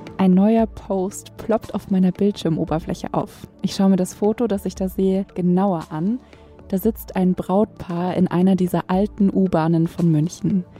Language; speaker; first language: German; native; German